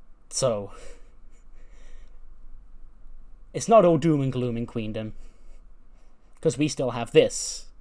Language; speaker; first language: English; native; English